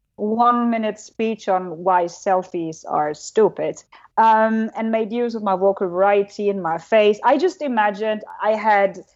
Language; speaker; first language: English; non-native, fluent; German